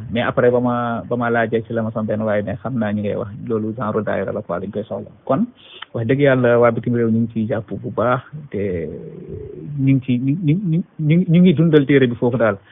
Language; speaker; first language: Wolof; non-native, local second language; Fula